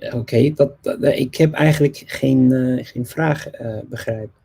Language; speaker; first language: Dutch; non-native, fluent; English